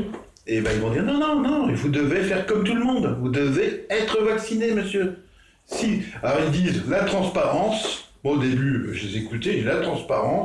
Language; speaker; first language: French; native; French